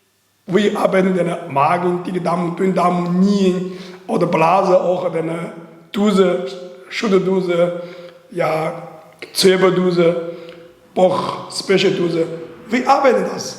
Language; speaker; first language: German; non-native, learner; Chinese